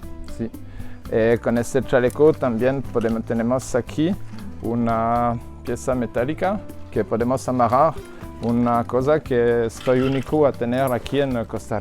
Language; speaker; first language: Spanish; non-native, learner; French